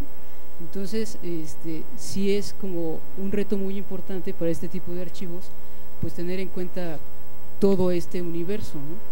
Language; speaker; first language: Spanish; native; Spanish